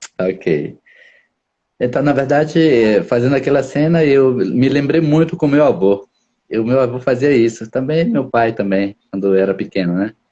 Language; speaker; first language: Portuguese; non-native, local second language; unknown